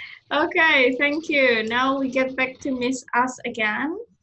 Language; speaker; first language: English; non-native, fluent; Indonesian